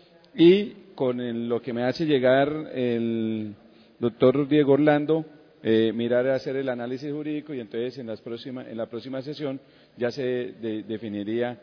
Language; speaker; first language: Spanish; native; Spanish